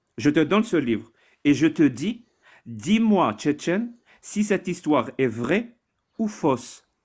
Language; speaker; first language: French; non-native, local second language; Arabic